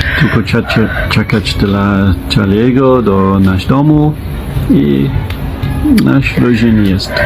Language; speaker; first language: Polish; non-native, learner; English